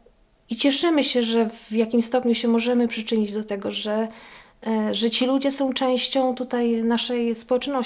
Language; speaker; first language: Polish; native; Polish